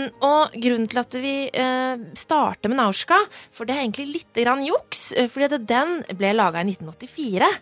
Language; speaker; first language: Norwegian; native; Norwegian